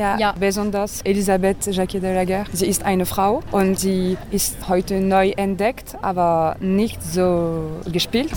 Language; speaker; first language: German; non-native, learner; French